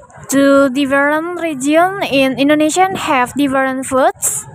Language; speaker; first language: English; non-native, learner; Indonesian